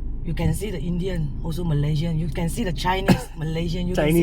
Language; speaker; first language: English; non-native, learner; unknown